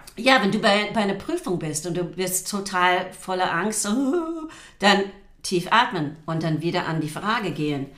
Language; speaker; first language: German; non-native, fluent; English